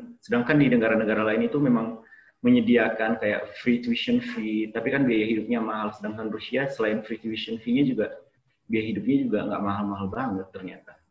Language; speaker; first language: Indonesian; native; Indonesian